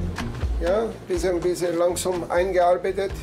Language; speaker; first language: German; non-native, fluent; Norwegian